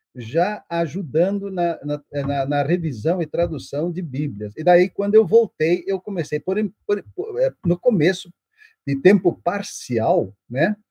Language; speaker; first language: Portuguese; non-native, local second language; German